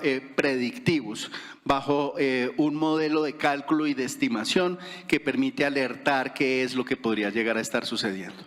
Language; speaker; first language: Spanish; native; Spanish